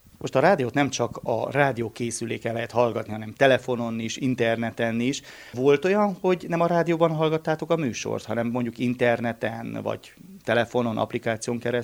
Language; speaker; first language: Hungarian; native; Hungarian